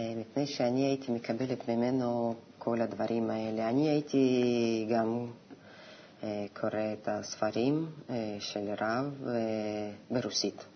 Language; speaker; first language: Hebrew; non-native, fluent; Russian